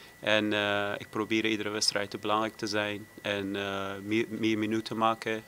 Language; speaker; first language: Dutch; non-native, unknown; Persian